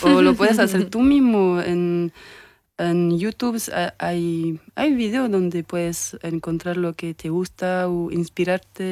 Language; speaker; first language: Spanish; early bilingual, heritage; French